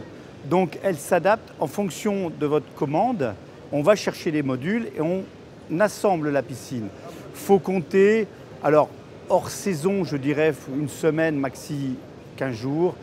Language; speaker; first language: French; native; French